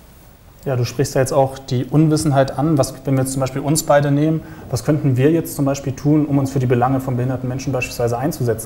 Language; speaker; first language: German; native; German